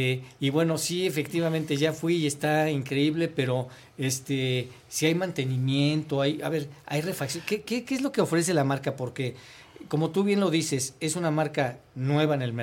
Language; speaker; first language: Spanish; native; Spanish